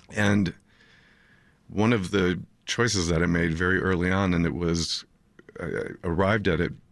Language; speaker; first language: English; native; English